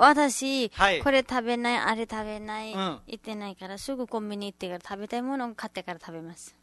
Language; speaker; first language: Japanese; non-native, learner; Nepali